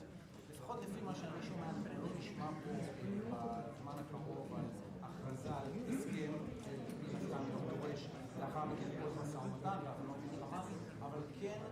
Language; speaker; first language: Hebrew; native; Hebrew